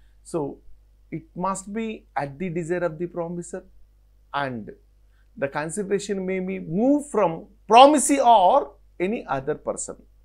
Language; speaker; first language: English; non-native, local second language; Telugu